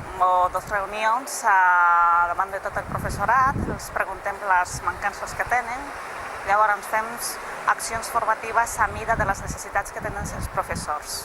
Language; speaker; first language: Catalan; non-native, fluent; Spanish